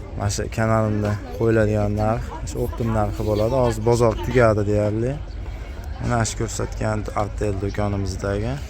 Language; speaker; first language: Uzbek; native; Uzbek